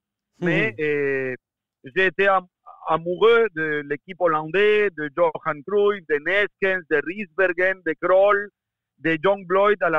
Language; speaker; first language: French; non-native, fluent; Spanish